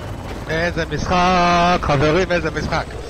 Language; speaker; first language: Hebrew; native; Hebrew